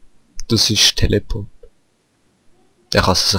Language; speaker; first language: German; native; German